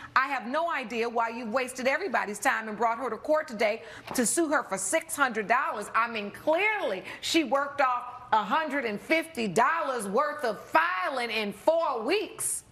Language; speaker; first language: English; native; English